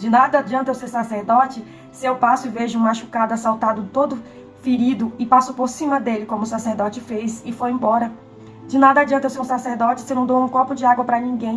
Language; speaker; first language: Portuguese; native; Portuguese